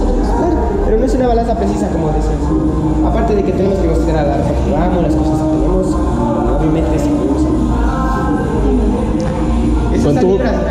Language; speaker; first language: Spanish; native; Spanish